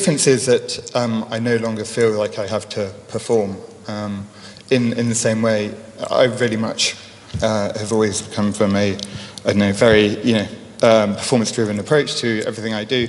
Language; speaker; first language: English; native; English